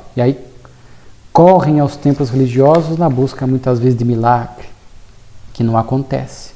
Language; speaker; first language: Portuguese; native; Portuguese